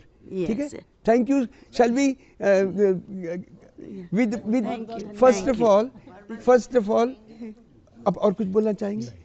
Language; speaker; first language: Hindi; native; Hindi